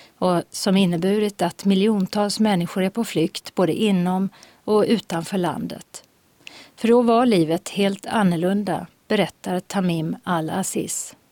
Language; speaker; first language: Swedish; native; Swedish